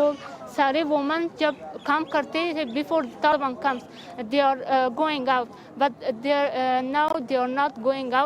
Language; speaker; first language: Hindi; non-native, learner; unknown